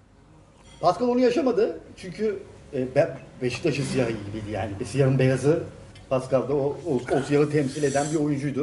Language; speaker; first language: Turkish; native; Turkish